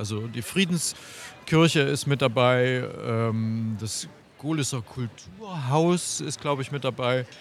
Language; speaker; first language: German; native; German